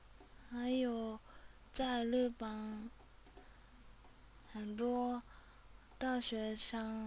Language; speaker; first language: Chinese; non-native, learner; Japanese